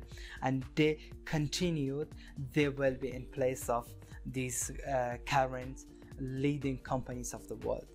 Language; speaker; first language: English; non-native, fluent; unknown